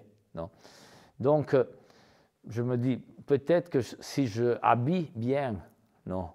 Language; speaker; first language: French; non-native, fluent; Italian